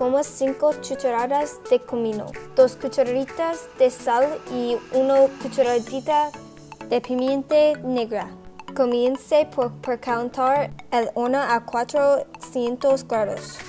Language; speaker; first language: Spanish; non-native, learner; English